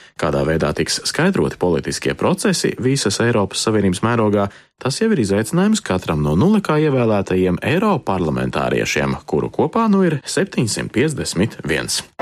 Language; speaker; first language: Latvian; early bilingual, heritage; Latvian